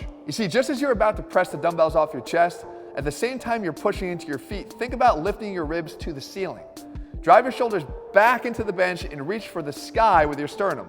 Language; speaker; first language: English; native; English